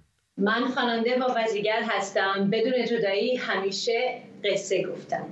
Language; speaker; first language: Persian; early bilingual, heritage; Hebrew